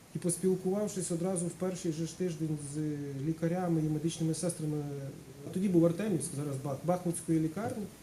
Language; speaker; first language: Ukrainian; native; Ukrainian